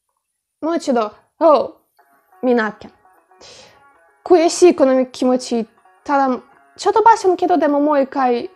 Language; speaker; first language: Japanese; non-native, fluent; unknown